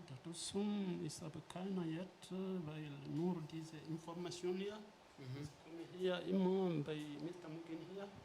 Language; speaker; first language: German; non-native, learner; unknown